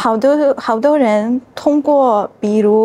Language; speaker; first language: Chinese; non-native, fluent; Arabic